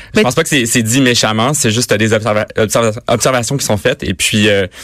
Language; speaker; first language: French; native; French